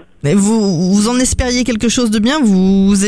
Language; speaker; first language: French; native; French